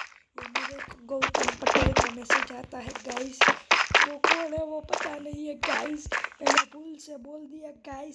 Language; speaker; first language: Hindi; non-native, local second language; Gujarati